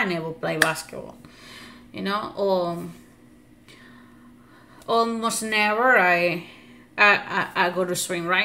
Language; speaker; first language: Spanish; non-native, fluent; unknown